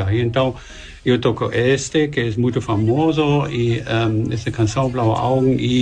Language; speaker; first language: Portuguese; non-native, learner; German